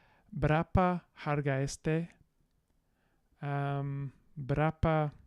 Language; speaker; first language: Indonesian; non-native, learner; English